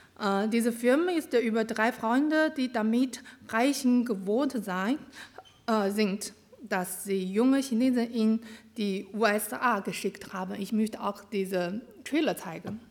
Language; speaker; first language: German; non-native, learner; Chinese